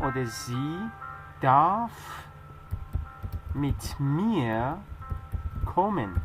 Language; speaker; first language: German; non-native, fluent; Persian